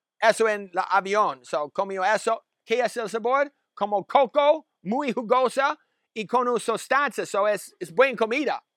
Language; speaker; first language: Spanish; non-native, learner; English